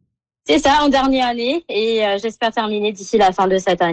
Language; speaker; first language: French; non-native, local second language; Morisyen